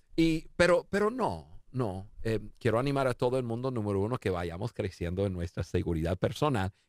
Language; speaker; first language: Spanish; non-native, fluent; English